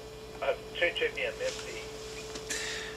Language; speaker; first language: French; non-native, learner; English